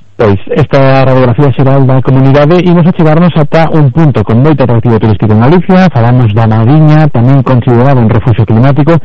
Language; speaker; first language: Galician; non-native, local second language; Spanish